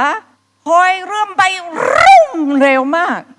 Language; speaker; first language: Thai; non-native, fluent; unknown